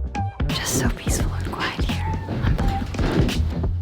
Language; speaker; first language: English; non-native, fluent; Russian